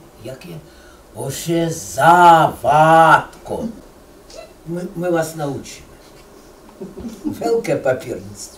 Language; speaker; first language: Czech; non-native, fluent; Russian